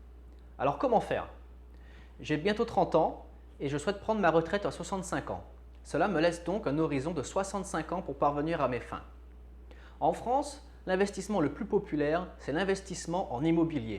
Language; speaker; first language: French; native; French